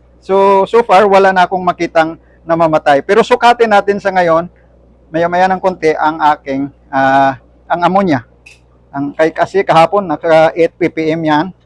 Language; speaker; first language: Filipino; non-native, local second language; Hiligaynon